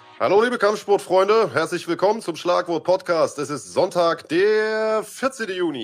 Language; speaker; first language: German; native; German